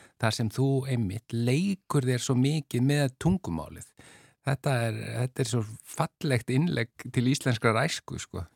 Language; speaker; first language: Icelandic; native; Icelandic